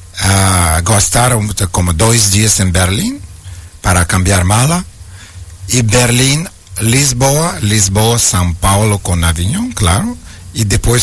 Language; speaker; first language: Portuguese; non-native, learner; Ukrainian